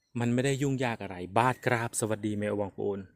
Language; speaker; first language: Thai; native; Thai